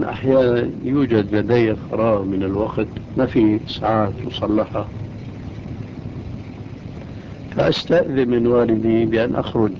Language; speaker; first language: Arabic; early bilingual, other home language; Albanian